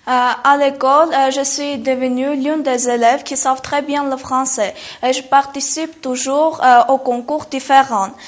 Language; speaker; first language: French; non-native, learner; Armenian